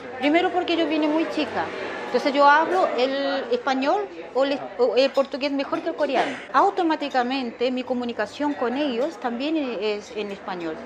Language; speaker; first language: Spanish; non-native, fluent; Korean